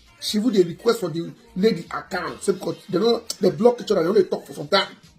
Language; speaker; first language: Nigerian Pidgin; native; Nigerian Pidgin